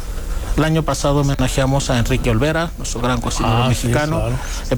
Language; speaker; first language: Spanish; non-native, fluent; Greek